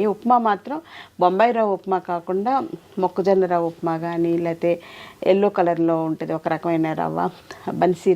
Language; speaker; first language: Telugu; native; Telugu